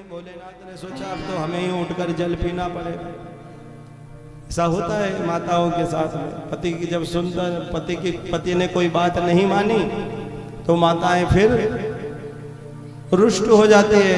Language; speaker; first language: Hindi; native; Hindi